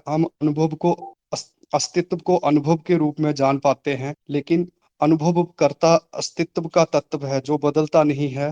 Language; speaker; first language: Hindi; native; Hindi